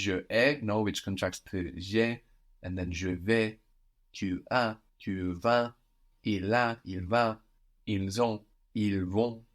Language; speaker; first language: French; non-native, fluent; English